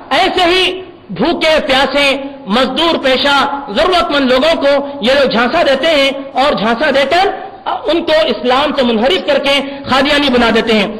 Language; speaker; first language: Urdu; native; Urdu